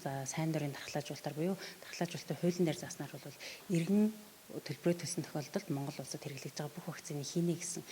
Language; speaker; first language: Mongolian; native; Mongolian